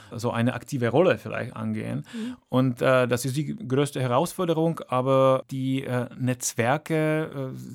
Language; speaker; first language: German; non-native, fluent; Czech